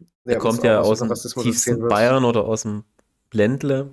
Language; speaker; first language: German; native; German